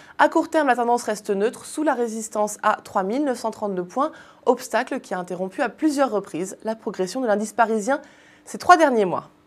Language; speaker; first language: French; native; French